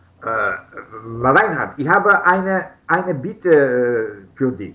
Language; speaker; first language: German; non-native, learner; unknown